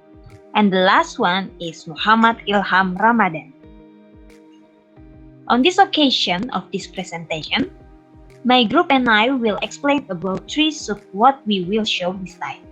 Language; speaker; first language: English; non-native, learner; Indonesian